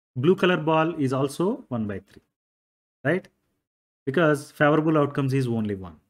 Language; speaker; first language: English; non-native, local second language; Telugu